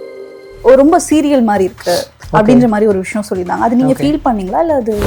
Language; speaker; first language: Tamil; native; Tamil